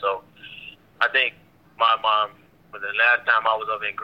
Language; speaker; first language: English; native; English